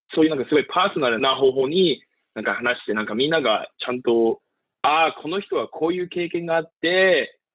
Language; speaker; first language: Japanese; early bilingual, heritage; Japanese